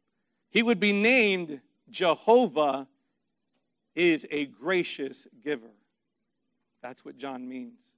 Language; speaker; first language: English; native; English